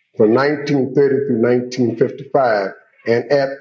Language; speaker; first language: English; native; English